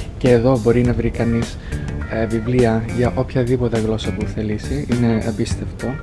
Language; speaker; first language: Greek; early bilingual, heritage; English